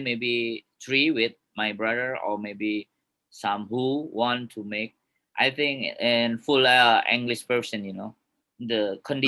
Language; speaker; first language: English; non-native, learner; Indonesian